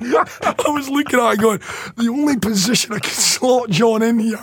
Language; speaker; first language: English; native; English